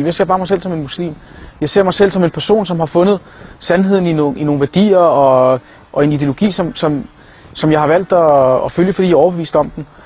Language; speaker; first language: Danish; native; Danish